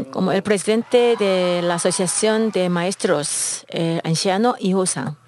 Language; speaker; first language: Spanish; non-native, learner; Korean